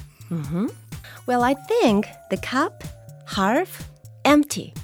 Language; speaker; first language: English; non-native, learner; Japanese